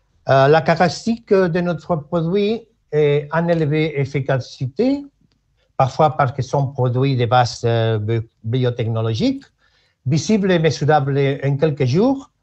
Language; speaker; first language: French; non-native, learner; Spanish